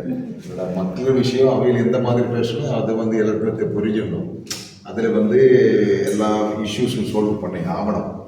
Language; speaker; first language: Tamil; non-native, local second language; Malayalam